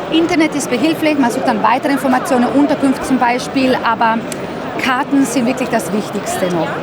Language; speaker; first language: German; early bilingual, heritage; German